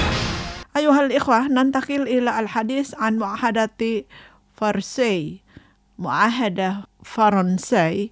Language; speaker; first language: Arabic; non-native, fluent; Indonesian